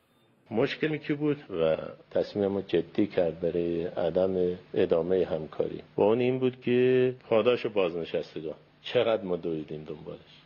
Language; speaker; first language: Persian; native; Persian